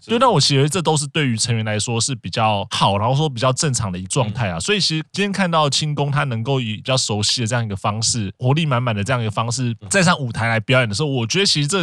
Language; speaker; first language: Chinese; native; Chinese